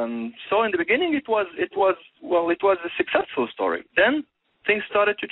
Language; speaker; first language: English; non-native, fluent; Arabic